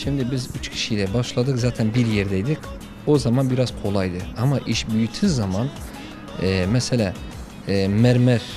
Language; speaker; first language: Turkish; non-native, learner; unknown